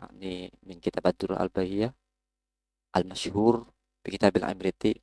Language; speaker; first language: Indonesian; native; Indonesian